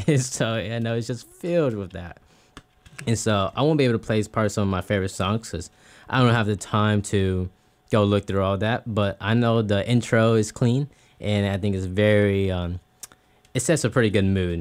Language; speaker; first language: English; early bilingual, other home language; Spanish